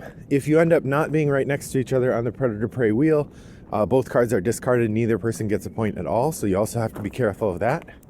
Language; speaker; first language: English; native; English